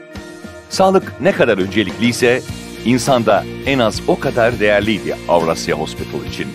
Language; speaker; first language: Turkish; native; Turkish